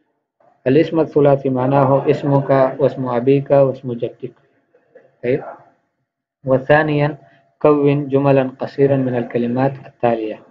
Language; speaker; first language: Arabic; non-native, fluent; Urdu